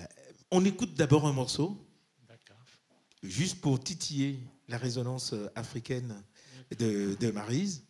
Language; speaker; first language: French; native; French